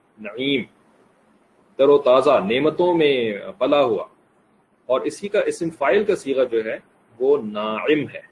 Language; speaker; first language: Urdu; native; Urdu